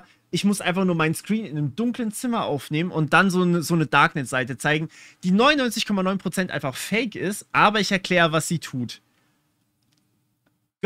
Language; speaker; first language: German; native; German